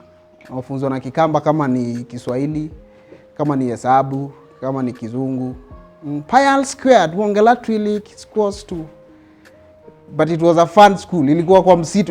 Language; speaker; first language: Swahili; native; Swahili